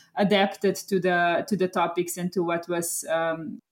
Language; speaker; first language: English; non-native, fluent; Slovenian